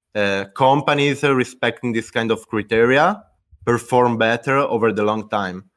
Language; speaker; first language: English; non-native, fluent; Italian